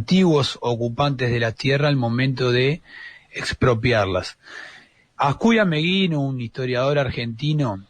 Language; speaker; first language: Spanish; native; Spanish